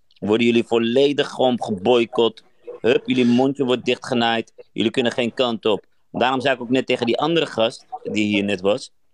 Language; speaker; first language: Dutch; early bilingual, other home language; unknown